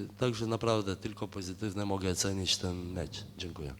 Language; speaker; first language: Polish; non-native, fluent; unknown